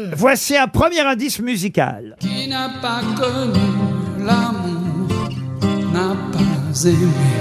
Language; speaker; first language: French; native; French